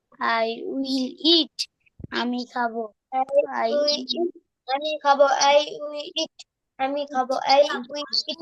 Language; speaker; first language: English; non-native, learner; Bangla